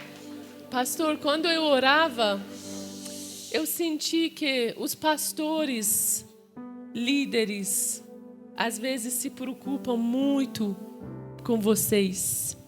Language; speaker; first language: Portuguese; non-native, fluent; Persian